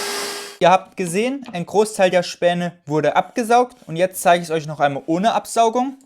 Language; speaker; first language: German; native; German